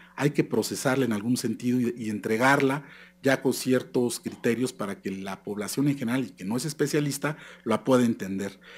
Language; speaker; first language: Spanish; native; Spanish